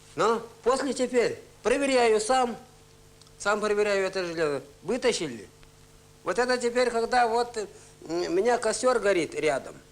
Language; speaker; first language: Russian; non-native, local second language; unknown